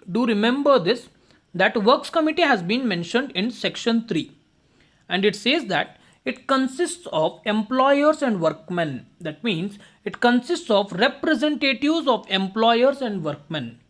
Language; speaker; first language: English; non-native, local second language; Kannada